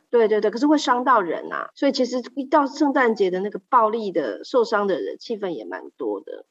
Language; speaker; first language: Chinese; native; Chinese